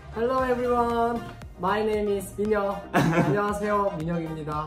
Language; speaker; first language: Korean; native; Korean